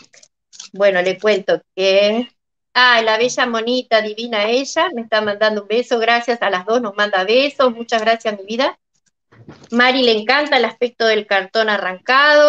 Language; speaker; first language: Spanish; native; Spanish